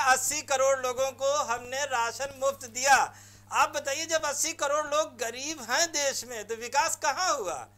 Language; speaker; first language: Hindi; native; Hindi